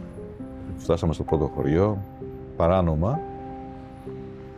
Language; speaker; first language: Greek; non-native, fluent; Albanian